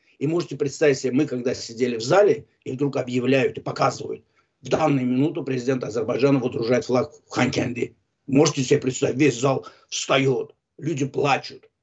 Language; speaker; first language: Russian; non-native, local second language; Azerbaijani